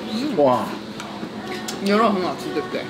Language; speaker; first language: Chinese; non-native, fluent; Korean